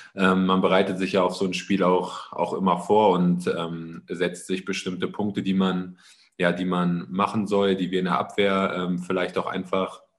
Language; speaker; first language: German; native; German